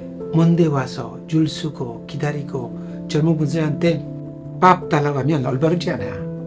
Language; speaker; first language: Korean; non-native, fluent; Italian